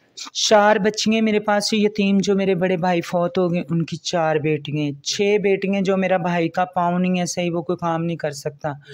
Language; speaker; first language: Urdu; non-native, local second language; Punjabi